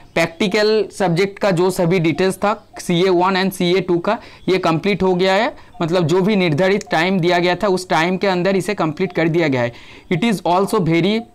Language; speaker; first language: Hindi; non-native, local second language; Bangla